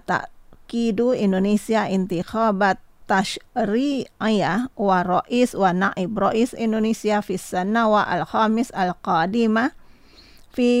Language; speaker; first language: Arabic; non-native, fluent; Indonesian